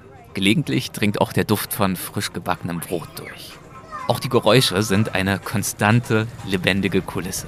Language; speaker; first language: German; native; German